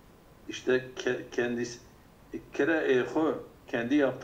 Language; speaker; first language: Turkish; non-native, local second language; Kurdish